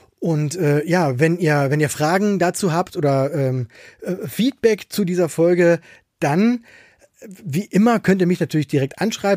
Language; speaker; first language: German; native; German